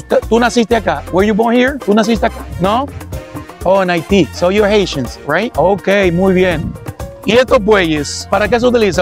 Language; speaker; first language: Spanish; native; Spanish